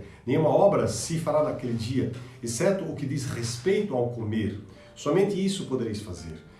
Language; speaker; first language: Portuguese; native; Portuguese